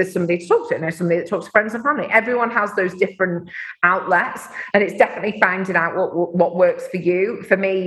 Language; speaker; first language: English; native; English